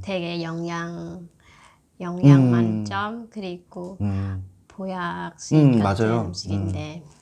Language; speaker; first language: Korean; non-native, learner; Khmer